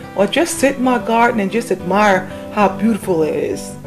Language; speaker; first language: English; native; English